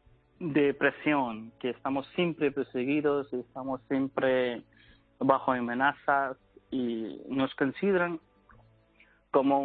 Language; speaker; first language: Spanish; non-native, learner; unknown